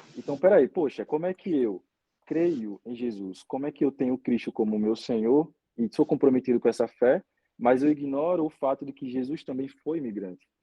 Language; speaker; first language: Portuguese; native; Portuguese